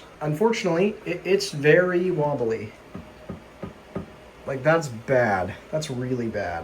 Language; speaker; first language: English; native; English